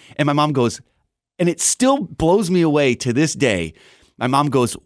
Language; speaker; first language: English; native; English